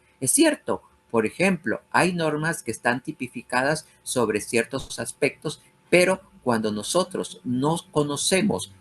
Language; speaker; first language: Spanish; native; Spanish